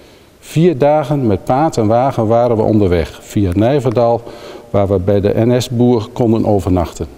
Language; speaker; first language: Dutch; native; Dutch